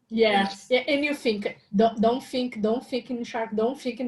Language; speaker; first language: English; non-native, learner; Portuguese